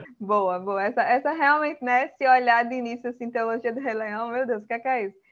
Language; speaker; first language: Portuguese; early bilingual, other home language; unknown